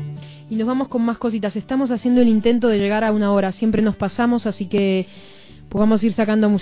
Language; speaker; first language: Spanish; native; Spanish